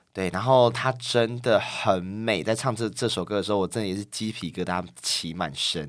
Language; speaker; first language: Chinese; native; Chinese